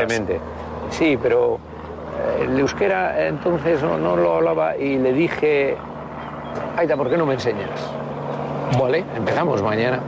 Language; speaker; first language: Spanish; native; Spanish